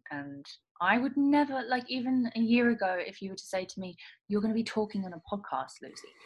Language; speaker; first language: English; native; English